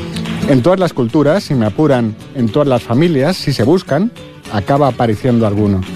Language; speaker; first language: Spanish; native; Spanish